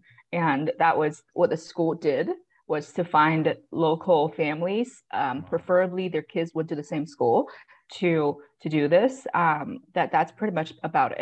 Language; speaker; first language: English; non-native, fluent; Chinese